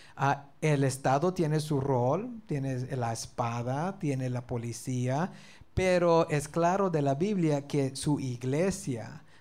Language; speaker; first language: Spanish; early bilingual, heritage; Spanish